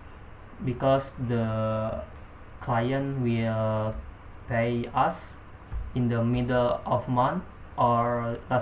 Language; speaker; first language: English; non-native, learner; Indonesian